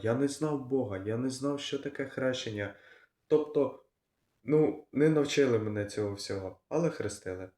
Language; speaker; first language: Ukrainian; non-native, local second language; Russian